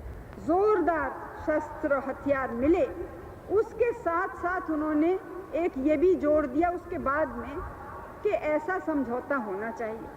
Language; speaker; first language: Hindi; native; Hindi